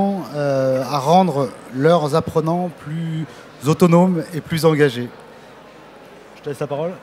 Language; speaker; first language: French; native; French